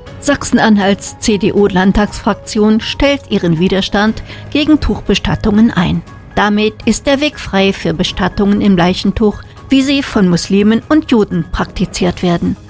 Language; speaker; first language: German; native; German